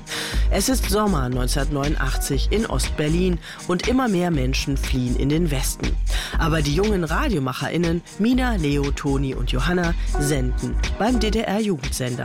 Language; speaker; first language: German; native; German